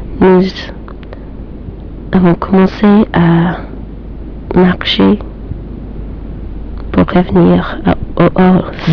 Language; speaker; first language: French; non-native, learner; English